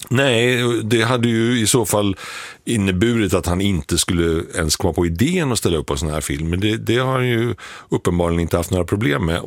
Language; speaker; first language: Swedish; native; Swedish